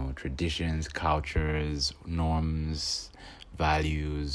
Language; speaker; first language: English; non-native, local second language; Bemba